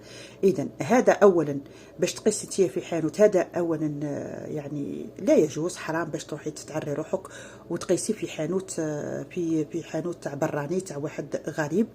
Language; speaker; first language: Arabic; native; Arabic